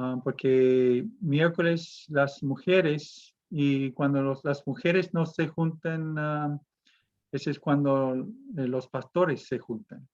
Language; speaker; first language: Spanish; non-native, fluent; English